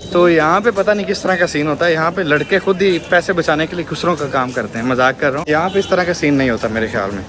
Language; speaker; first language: Urdu; non-native, local second language; Punjabi